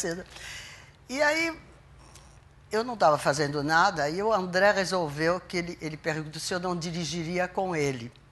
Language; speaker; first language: Portuguese; non-native, fluent; French